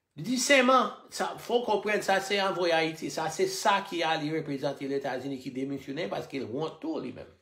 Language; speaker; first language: Haitian Creole; non-native, fluent; English